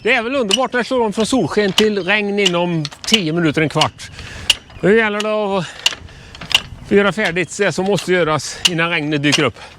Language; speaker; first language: Swedish; native; Swedish